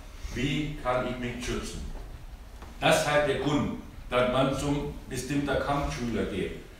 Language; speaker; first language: German; non-native, learner; Thai